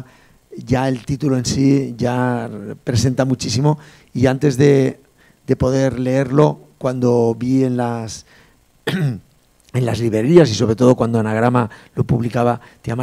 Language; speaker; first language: Spanish; native; Spanish